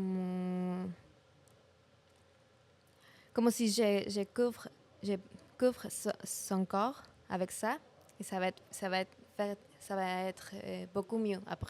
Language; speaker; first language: French; non-native, learner; Spanish